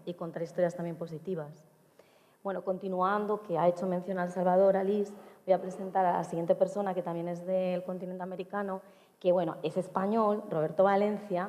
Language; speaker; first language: Spanish; native; Spanish